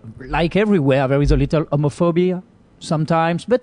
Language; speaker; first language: English; non-native, learner; French